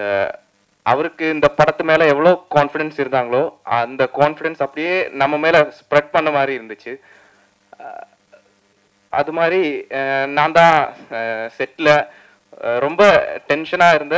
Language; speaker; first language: Tamil; non-native, fluent; Malayalam